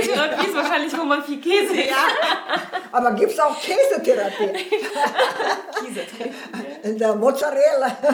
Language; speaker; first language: German; non-native, fluent; Armenian